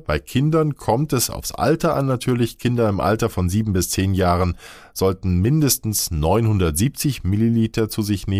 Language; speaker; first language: German; native; German